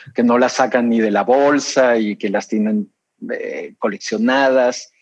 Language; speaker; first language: Spanish; native; Spanish